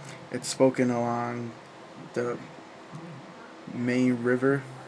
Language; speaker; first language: English; early bilingual, other home language; German